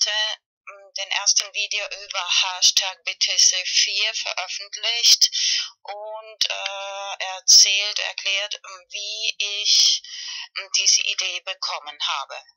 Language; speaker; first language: German; non-native, fluent; Spanish